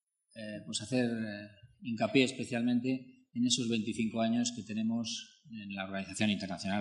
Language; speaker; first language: Spanish; native; Spanish